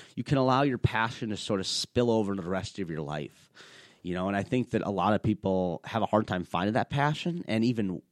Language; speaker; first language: English; native; English